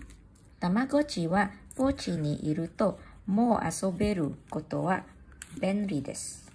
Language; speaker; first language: Japanese; non-native, learner; English